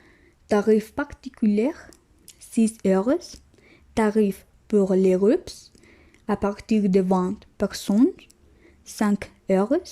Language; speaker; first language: French; non-native, learner; Spanish